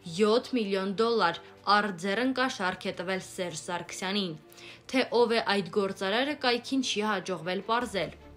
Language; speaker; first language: Armenian; native; Armenian